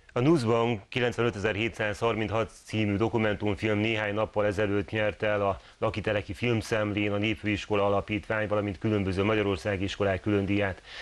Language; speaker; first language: Hungarian; native; Hungarian